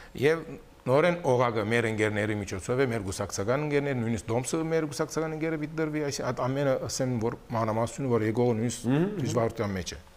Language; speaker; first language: Armenian; early bilingual, heritage; Armenian